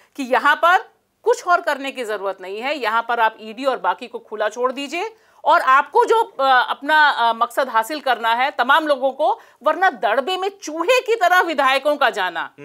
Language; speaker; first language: Hindi; native; Hindi